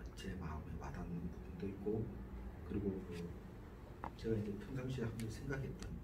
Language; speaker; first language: Korean; native; Korean